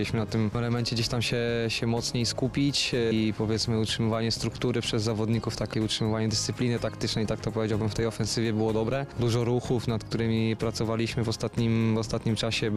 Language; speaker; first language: Polish; native; Polish